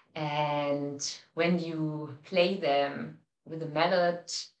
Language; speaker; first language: English; non-native, fluent; German